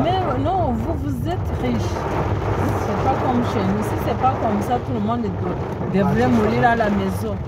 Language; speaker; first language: French; non-native, learner; Kinyarwanda